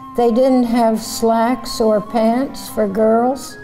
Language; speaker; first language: English; native; English